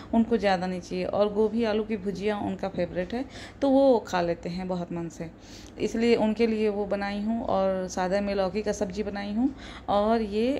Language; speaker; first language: Hindi; native; Hindi